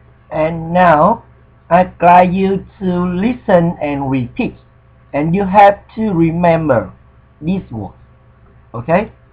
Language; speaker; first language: English; non-native, fluent; Vietnamese